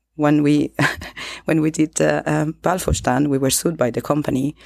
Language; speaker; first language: English; non-native, fluent; Spanish